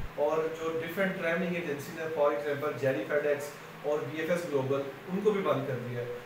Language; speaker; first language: Urdu; non-native, local second language; Punjabi